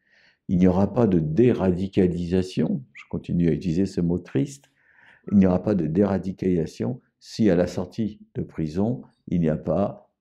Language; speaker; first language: French; native; French